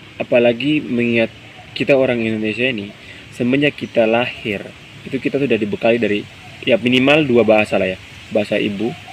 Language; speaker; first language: Indonesian; non-native, local second language; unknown